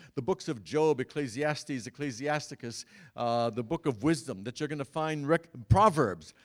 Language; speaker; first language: English; native; English